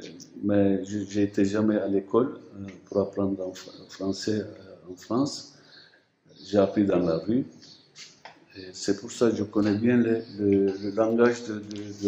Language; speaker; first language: French; non-native, fluent; Turkish